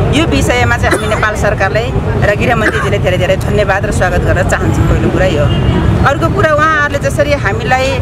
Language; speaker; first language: Nepali; non-native, local second language; Rana Tharu